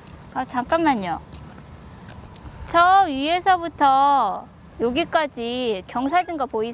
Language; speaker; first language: Korean; native; Korean